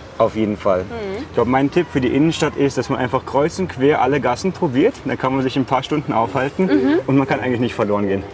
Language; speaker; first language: German; native; German